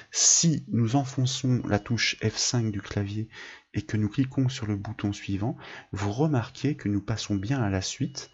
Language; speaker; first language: French; native; French